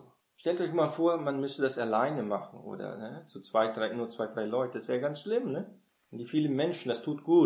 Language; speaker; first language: German; non-native, fluent; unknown